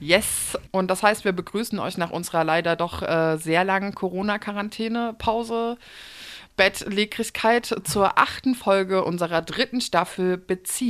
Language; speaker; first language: German; native; German